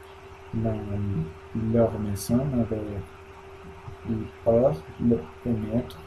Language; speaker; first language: French; non-native, learner; Spanish